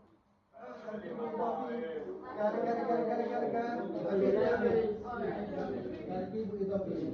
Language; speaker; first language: Arabic; non-native, fluent; Malay